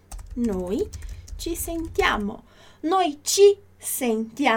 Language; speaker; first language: Italian; non-native, fluent; Portuguese